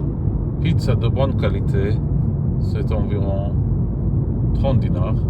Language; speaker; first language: French; non-native, fluent; Arabic